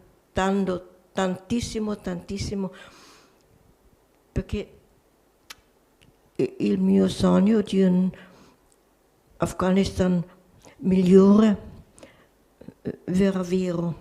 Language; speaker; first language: Italian; non-native, local second language; German